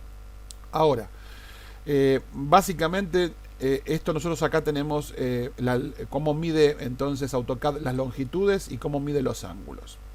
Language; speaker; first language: Spanish; native; Spanish